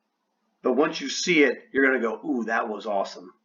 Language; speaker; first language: English; native; English